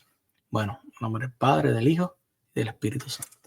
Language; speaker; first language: Spanish; native; Spanish